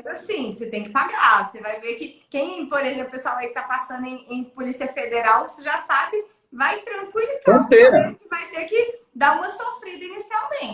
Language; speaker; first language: Portuguese; native; Portuguese